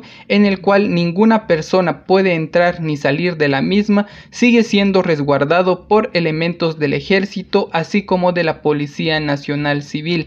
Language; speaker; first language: Spanish; non-native, local second language; Kaqchikel